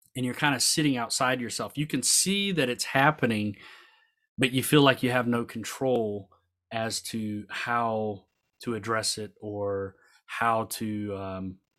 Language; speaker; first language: English; native; English